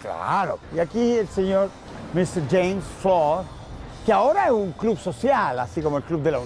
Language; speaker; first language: Spanish; native; Spanish